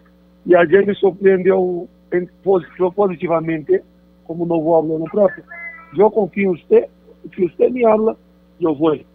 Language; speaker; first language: Spanish; non-native, fluent; Portuguese